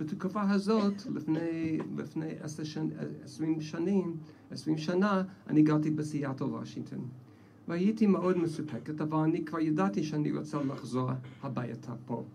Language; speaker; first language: Hebrew; non-native, fluent; English